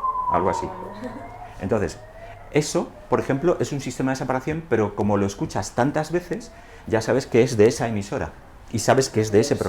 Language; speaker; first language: Spanish; native; Spanish